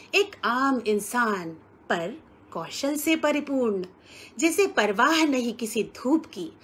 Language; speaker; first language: Hindi; native; Hindi